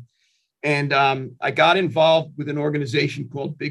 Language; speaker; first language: English; native; English